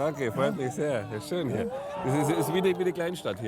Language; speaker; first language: German; native; German